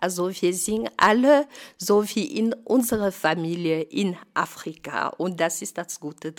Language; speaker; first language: German; non-native, fluent; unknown